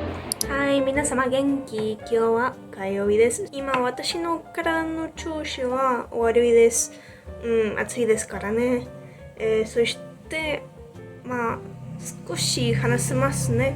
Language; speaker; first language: Japanese; non-native, learner; Spanish